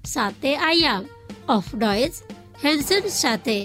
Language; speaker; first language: German; non-native, fluent; Indonesian